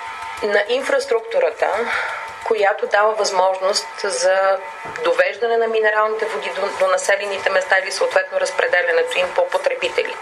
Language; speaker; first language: Bulgarian; native; Bulgarian